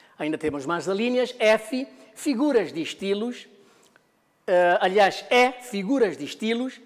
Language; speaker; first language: Portuguese; non-native, local second language; Kabuverdianu